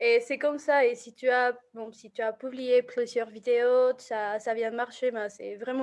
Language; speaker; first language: French; non-native, fluent; Spanish